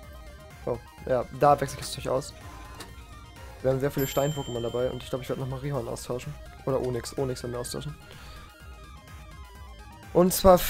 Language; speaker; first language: German; native; German